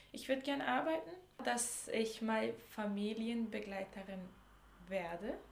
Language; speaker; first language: German; early bilingual, other home language; Turkish